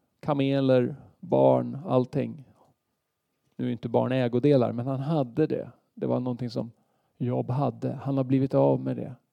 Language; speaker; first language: Swedish; native; Swedish